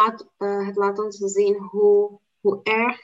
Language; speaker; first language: Dutch; non-native, learner; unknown